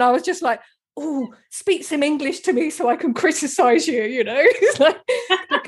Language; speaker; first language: English; native; English